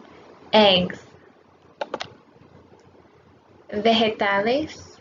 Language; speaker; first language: Spanish; non-native, fluent; English